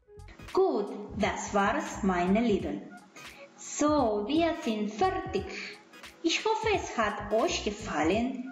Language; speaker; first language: German; non-native, fluent; Spanish